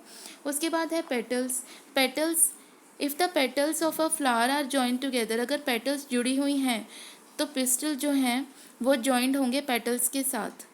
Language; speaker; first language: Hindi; native; Hindi